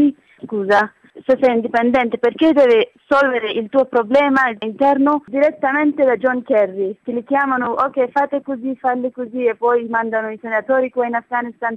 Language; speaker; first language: Italian; non-native, fluent; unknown